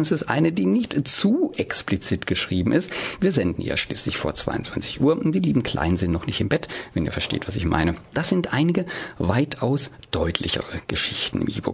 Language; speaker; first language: German; native; German